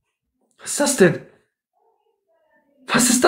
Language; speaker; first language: German; native; German